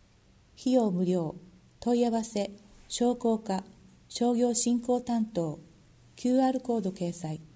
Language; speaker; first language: Japanese; native; Japanese